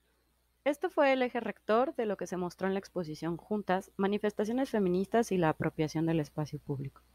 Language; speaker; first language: Spanish; native; Spanish